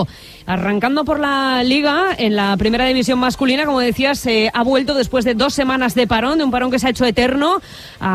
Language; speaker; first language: Spanish; native; Spanish